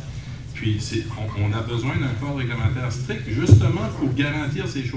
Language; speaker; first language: French; native; French